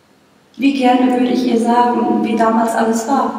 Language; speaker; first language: German; non-native, fluent; Bosnian